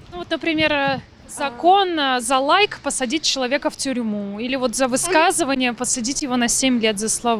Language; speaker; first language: Russian; native; Russian